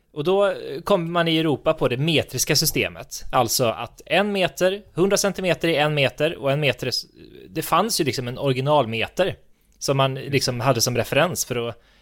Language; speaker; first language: Swedish; native; Swedish